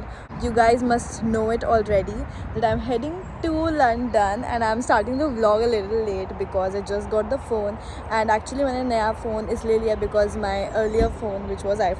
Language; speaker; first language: English; non-native, local second language; Hindi